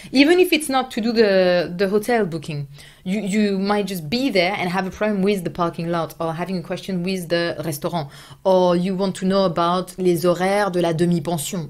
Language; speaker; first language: English; non-native, fluent; French